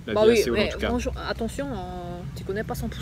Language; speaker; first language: French; non-native, fluent; Korean